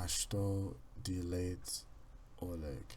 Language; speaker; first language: Russian; non-native, learner; English